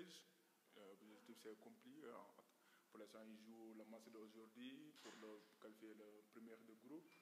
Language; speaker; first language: French; non-native, local second language; Wolof